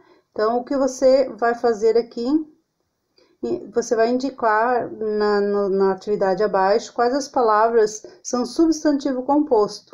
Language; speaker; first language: Portuguese; native; Portuguese